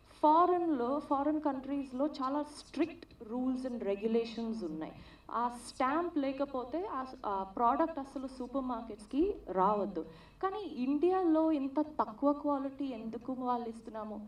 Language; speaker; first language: Telugu; non-native, learner; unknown